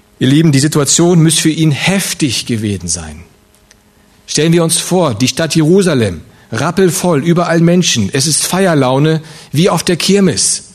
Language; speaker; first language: German; early bilingual, other home language; Russian